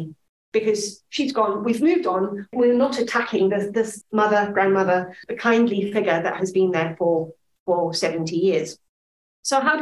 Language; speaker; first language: English; native; English